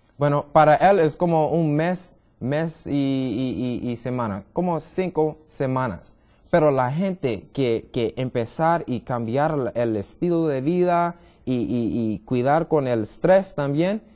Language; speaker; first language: Spanish; non-native, learner; English